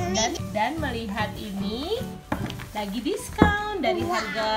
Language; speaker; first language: Indonesian; native; Indonesian